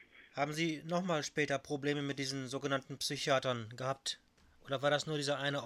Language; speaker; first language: German; native; German